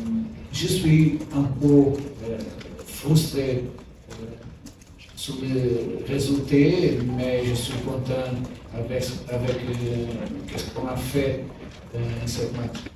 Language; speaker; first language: French; non-native, learner; Portuguese